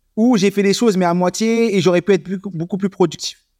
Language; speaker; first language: French; native; French